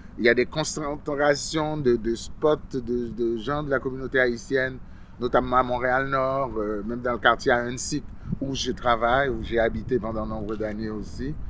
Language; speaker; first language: French; early bilingual, other home language; Haitian Creole